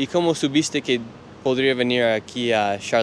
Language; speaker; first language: Spanish; non-native, fluent; English